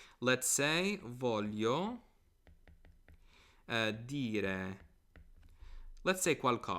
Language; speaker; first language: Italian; non-native, fluent; English